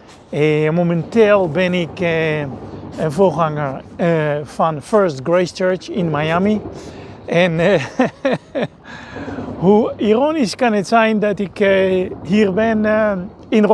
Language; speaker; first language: Dutch; non-native, fluent; Hebrew